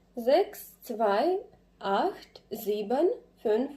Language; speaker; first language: German; non-native, fluent; Ukrainian